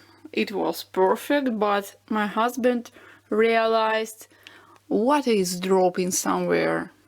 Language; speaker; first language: English; non-native, learner; Russian